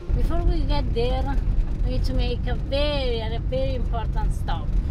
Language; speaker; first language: English; non-native, fluent; Italian